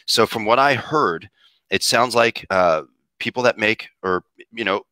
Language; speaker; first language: English; native; English